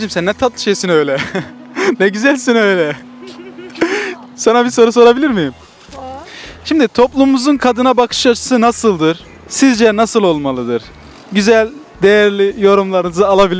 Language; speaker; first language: Turkish; native; Turkish